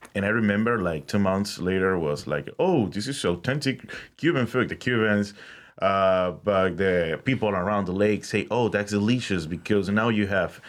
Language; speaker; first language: English; non-native, learner; Spanish